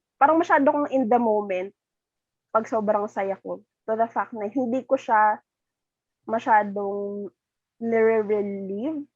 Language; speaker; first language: Filipino; native; Filipino